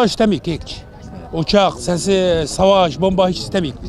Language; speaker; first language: Turkish; non-native, learner; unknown